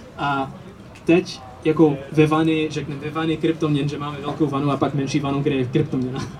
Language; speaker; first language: Czech; early bilingual, heritage; Czech